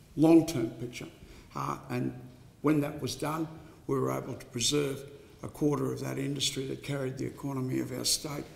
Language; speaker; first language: English; native; English